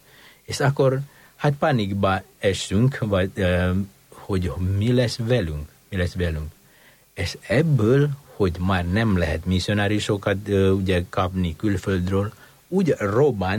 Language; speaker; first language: Hungarian; non-native, fluent; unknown